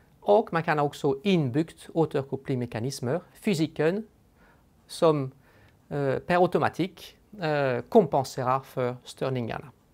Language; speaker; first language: Swedish; non-native, fluent; French